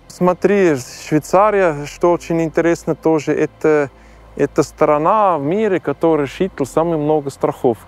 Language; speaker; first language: Russian; non-native, learner; German